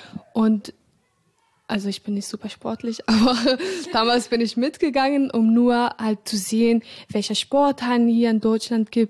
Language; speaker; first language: German; early bilingual, other home language; Arabic